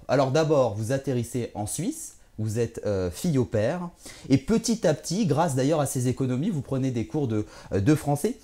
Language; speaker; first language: French; native; French